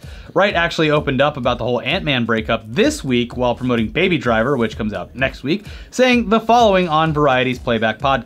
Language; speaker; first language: English; native; English